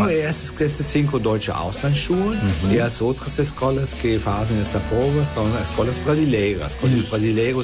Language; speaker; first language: Portuguese; non-native, fluent; German